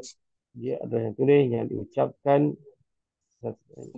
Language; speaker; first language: Indonesian; non-native, learner; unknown